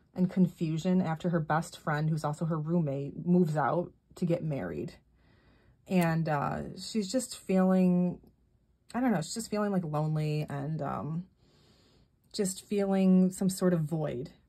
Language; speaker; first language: English; native; English